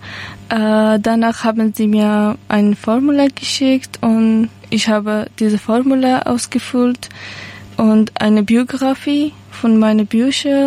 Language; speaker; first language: German; non-native, learner; Persian